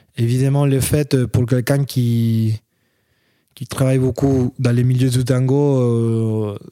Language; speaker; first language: French; non-native, fluent; Spanish